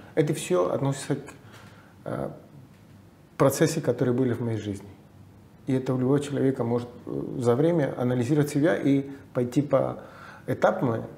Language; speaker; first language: Russian; non-native, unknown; Spanish